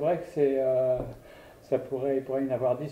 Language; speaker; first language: French; native; French